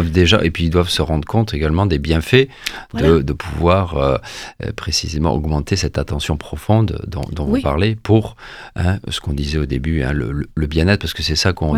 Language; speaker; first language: French; native; French